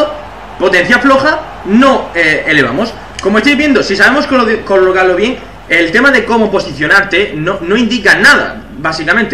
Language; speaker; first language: Spanish; native; Spanish